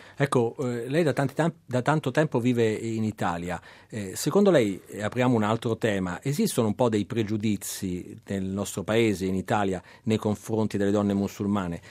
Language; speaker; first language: Italian; native; Italian